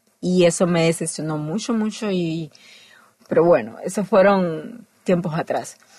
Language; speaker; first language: Spanish; native; Spanish